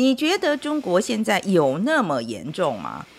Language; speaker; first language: Chinese; native; Chinese